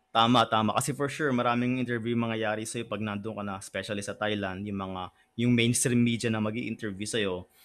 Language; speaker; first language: Filipino; native; Filipino